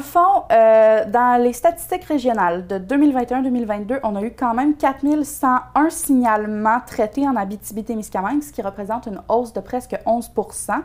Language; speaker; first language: French; native; French